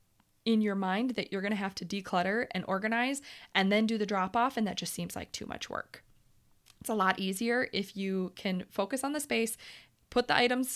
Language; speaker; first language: English; native; English